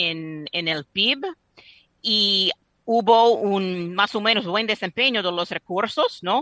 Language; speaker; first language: Spanish; non-native, fluent; English